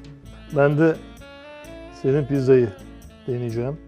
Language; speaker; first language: Turkish; native; Turkish